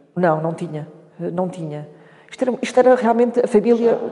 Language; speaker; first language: Portuguese; native; Portuguese